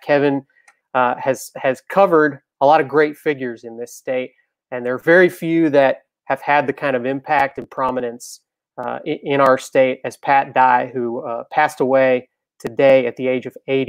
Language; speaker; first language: English; native; English